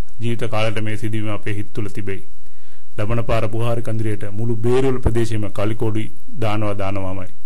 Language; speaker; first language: Sinhala; non-native, local second language; Tamil